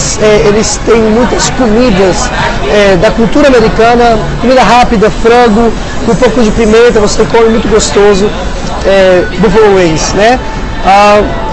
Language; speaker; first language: Portuguese; non-native, fluent; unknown